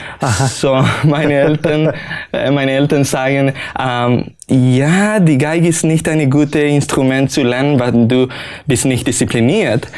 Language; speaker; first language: German; non-native, learner; Spanish